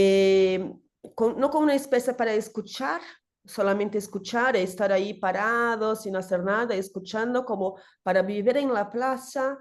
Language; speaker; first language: Spanish; non-native, learner; Portuguese